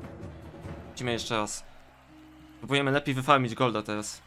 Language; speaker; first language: Polish; native; Polish